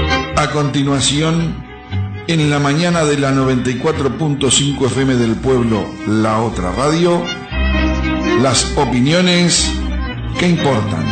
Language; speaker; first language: Spanish; native; Spanish